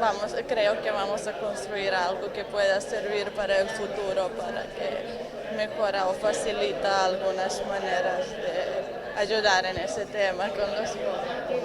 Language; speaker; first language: Spanish; non-native, fluent; Serbian